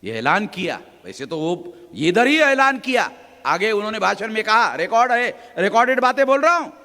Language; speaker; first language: Hindi; non-native, local second language; Marathi